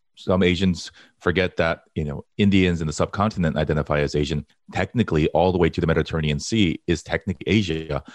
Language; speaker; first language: English; early bilingual, other home language; Korean